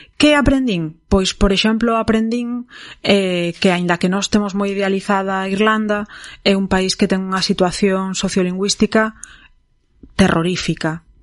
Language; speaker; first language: Galician; non-native, local second language; Spanish